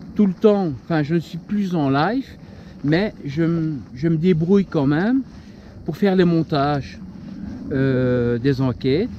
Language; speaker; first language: French; native; French